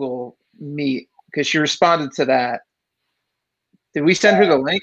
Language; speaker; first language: English; native; English